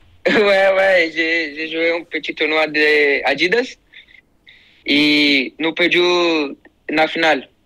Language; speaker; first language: French; non-native, learner; Portuguese